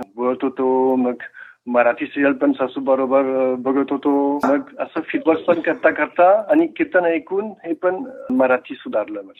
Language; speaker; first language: Marathi; non-native, fluent; French